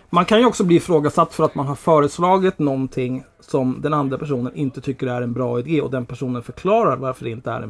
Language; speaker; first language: Swedish; native; Swedish